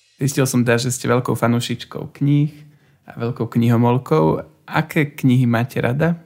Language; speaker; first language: Slovak; native; Slovak